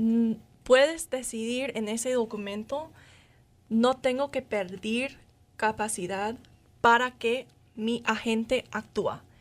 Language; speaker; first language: Spanish; non-native, learner; English